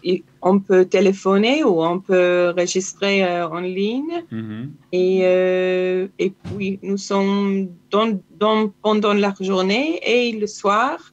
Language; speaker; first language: French; non-native, learner; Hebrew